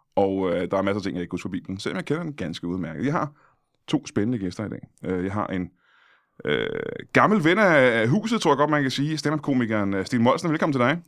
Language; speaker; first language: Danish; native; Danish